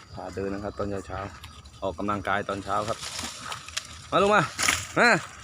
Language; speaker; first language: Thai; non-native, local second language; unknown